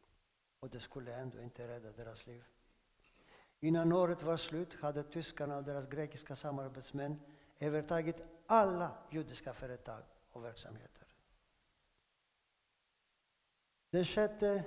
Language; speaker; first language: Swedish; non-native, fluent; Greek